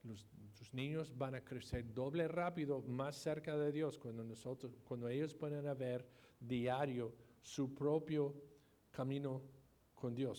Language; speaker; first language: Spanish; non-native, fluent; English